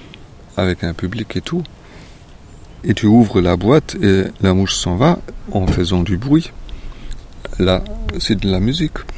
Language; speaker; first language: French; non-native, fluent; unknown